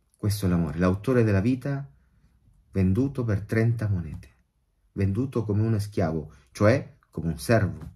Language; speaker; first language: Italian; non-native, fluent; Spanish